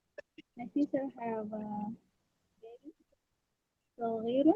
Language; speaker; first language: English; non-native, learner; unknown